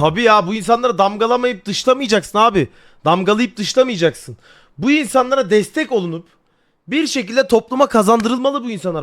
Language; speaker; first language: Turkish; native; Turkish